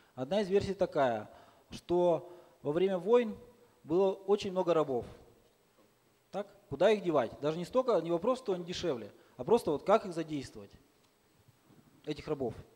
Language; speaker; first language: Russian; native; Russian